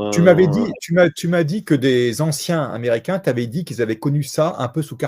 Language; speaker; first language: French; native; French